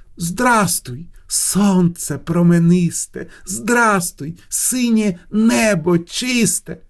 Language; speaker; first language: Ukrainian; non-native, local second language; Russian